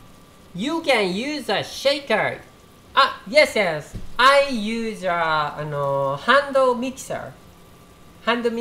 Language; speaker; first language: English; non-native, learner; Japanese